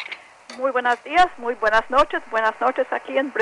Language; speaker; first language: Spanish; non-native, fluent; Polish